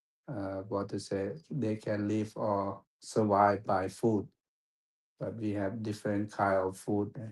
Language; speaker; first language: English; non-native, fluent; Thai